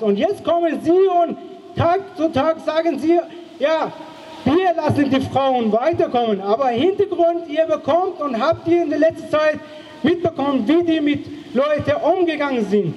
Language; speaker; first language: German; non-native, fluent; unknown